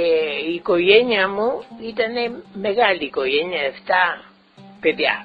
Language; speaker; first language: Greek; non-native, local second language; Ladino